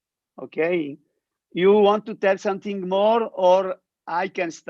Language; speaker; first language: English; non-native, learner; Italian